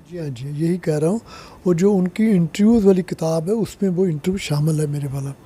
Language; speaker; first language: Hindi; non-native, local second language; Punjabi